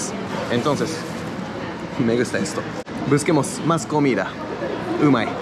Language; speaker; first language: Spanish; non-native, fluent; Japanese